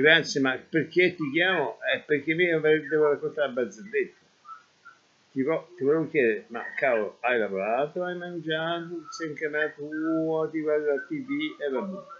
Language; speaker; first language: Italian; native; Italian